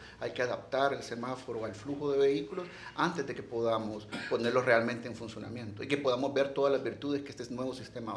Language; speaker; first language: Spanish; native; Spanish